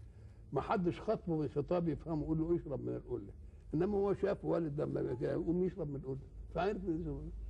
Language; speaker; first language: Arabic; native; Arabic